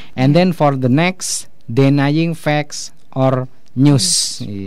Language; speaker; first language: English; non-native, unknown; Indonesian